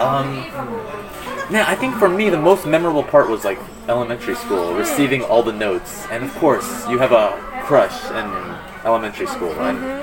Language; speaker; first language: English; native; English